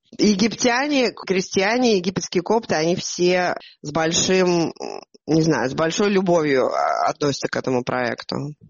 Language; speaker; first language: Russian; native; Russian